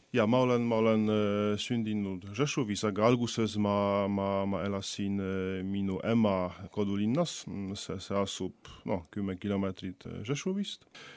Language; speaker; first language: Estonian; non-native, fluent; Polish